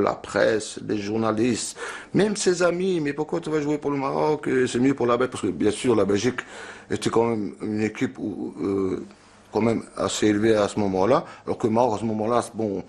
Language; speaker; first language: French; non-native, fluent; Spanish